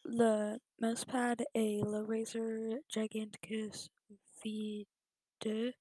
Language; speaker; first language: French; non-native, learner; English